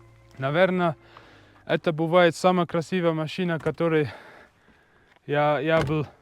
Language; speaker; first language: Russian; non-native, learner; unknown